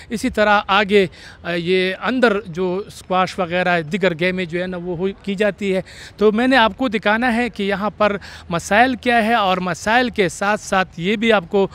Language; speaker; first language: Urdu; non-native, local second language; Pashto